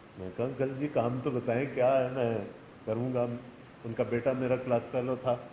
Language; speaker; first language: Urdu; native; Urdu